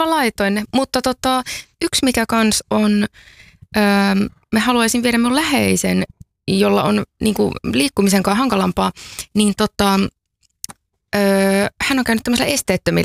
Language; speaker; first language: Finnish; native; Finnish